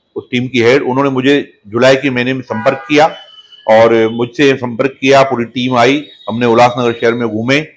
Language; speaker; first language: Hindi; non-native, local second language; Sindhi